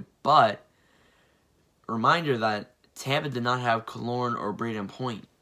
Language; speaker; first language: English; native; English